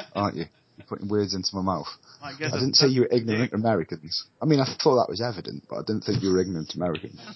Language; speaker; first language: English; native; English